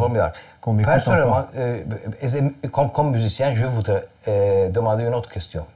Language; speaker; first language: French; non-native, fluent; Turkish